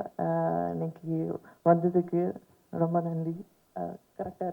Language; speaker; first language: Tamil; non-native, learner; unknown